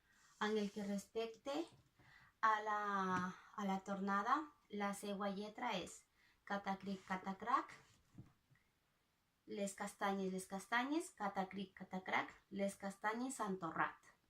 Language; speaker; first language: Catalan; non-native, local second language; Spanish